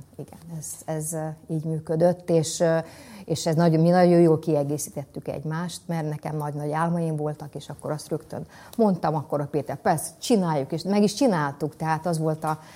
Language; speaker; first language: Hungarian; native; Hungarian